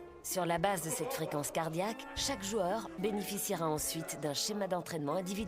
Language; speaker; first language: French; native; French